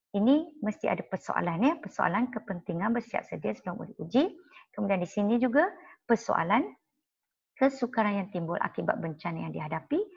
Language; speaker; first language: Malay; non-native, local second language; Chinese